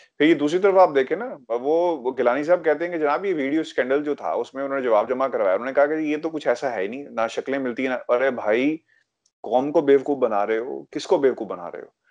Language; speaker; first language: Urdu; non-native, local second language; Punjabi